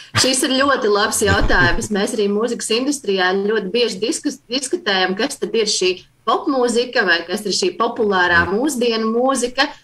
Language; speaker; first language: Latvian; native; Latvian